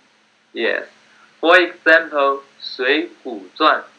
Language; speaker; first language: English; non-native, learner; Chinese